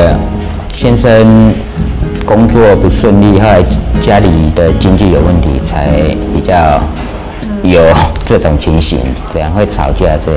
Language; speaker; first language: Chinese; native; Chinese